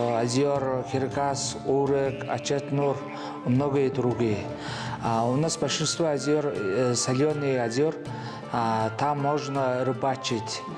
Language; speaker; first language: Russian; non-native, learner; Mongolian